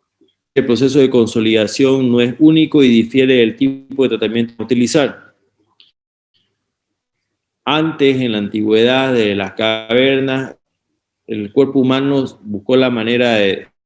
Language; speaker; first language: Spanish; native; Spanish